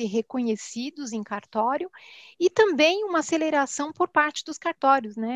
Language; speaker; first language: Portuguese; native; Portuguese